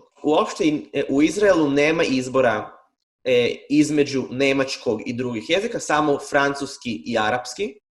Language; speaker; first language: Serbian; non-native, fluent; Hebrew